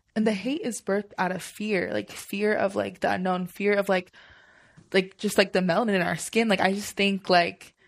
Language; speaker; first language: English; early bilingual, other home language; Yoruba